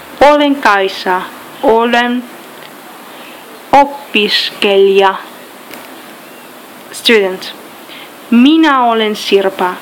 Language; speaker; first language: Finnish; non-native, learner; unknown